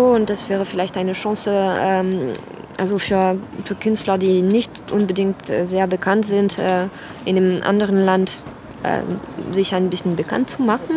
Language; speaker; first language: German; non-native, fluent; French